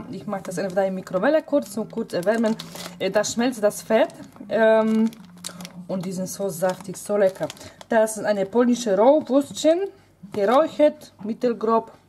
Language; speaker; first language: German; non-native, fluent; Polish